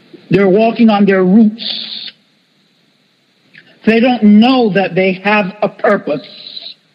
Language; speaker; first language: English; non-native, fluent; Spanish